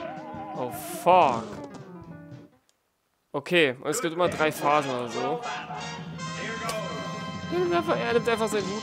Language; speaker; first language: German; native; German